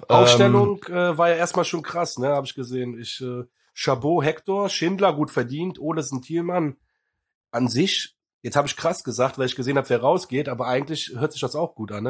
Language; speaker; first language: German; native; German